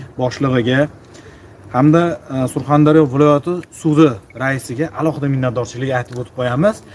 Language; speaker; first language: Uzbek; native; Uzbek